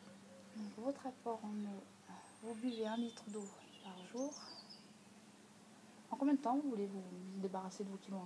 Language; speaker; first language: French; native; French